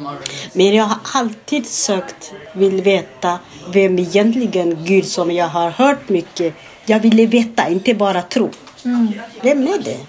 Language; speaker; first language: Swedish; non-native, fluent; Amharic